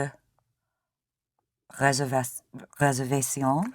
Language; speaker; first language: French; non-native, learner; English